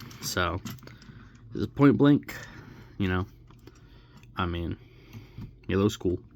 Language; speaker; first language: English; native; English